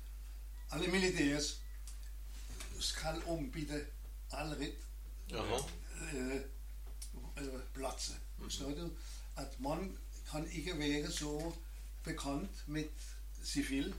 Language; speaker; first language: Norwegian; non-native, learner; German